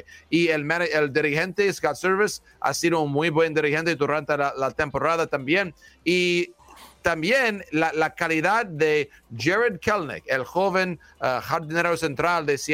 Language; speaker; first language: Spanish; non-native, learner; English